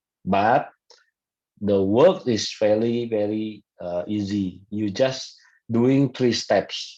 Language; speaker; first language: English; non-native, fluent; Indonesian